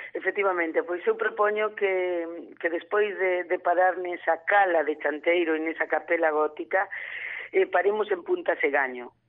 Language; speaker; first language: Galician; native; Galician